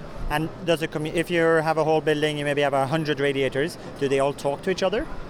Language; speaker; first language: English; non-native, fluent; Norwegian